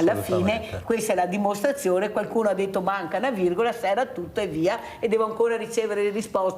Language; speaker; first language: Italian; native; Italian